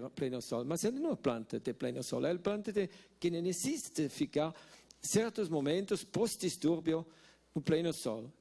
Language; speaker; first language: Portuguese; non-native, fluent; Swiss German